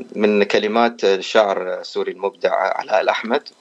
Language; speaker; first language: Arabic; native; Arabic